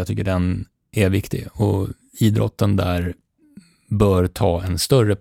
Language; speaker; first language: Swedish; native; Swedish